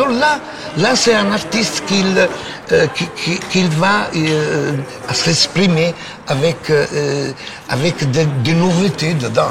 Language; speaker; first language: French; non-native, fluent; Italian